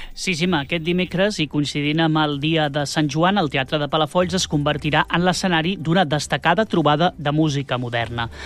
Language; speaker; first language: Catalan; native; Catalan